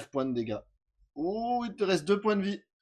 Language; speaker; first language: French; native; French